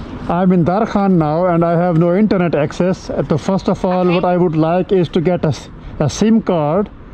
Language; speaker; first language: English; non-native, local second language; Hindi